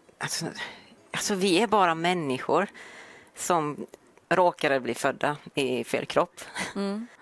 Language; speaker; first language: Swedish; early bilingual, other home language; Polish